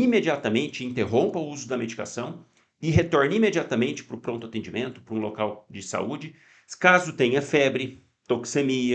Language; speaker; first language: Portuguese; native; Portuguese